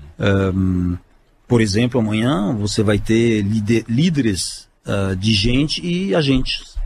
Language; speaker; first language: Portuguese; non-native, fluent; French